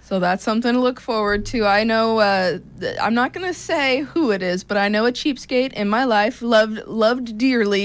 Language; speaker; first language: English; native; English